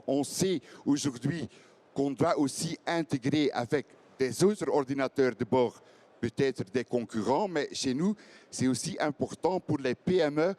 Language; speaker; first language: French; non-native, fluent; Dutch